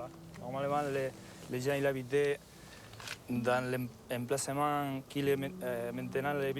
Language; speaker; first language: French; non-native, fluent; Spanish